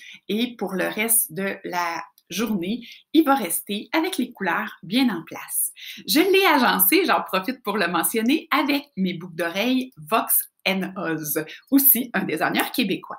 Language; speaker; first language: French; native; French